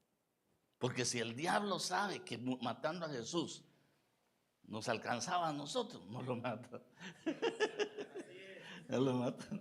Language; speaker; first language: Spanish; native; Spanish